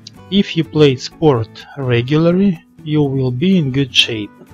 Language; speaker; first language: English; non-native, fluent; Russian